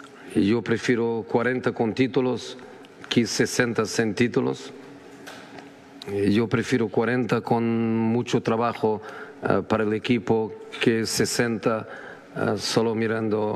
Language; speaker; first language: Spanish; non-native, fluent; Portuguese